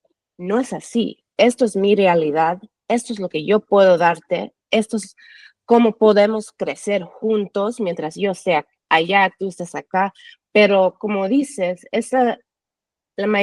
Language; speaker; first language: Spanish; early bilingual, heritage; English